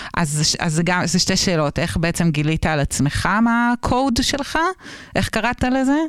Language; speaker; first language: Hebrew; native; Hebrew